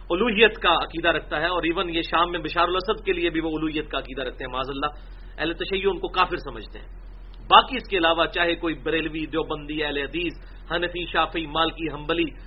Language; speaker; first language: Urdu; non-native, local second language; Punjabi